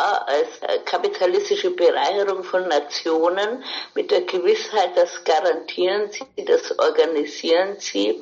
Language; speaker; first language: German; native; German